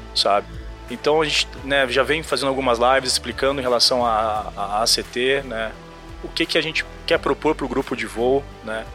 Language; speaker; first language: Portuguese; native; Portuguese